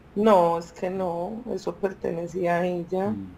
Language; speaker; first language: Spanish; native; Spanish